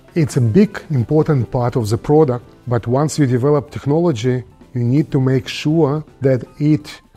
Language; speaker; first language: English; non-native, fluent; Russian